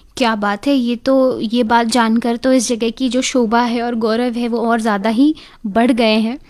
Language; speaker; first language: Hindi; native; Hindi